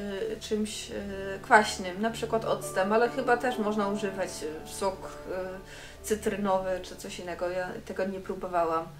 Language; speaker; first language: Polish; non-native, fluent; Dutch